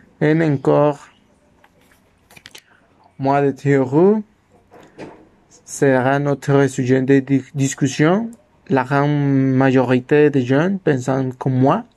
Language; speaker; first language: French; non-native, learner; Spanish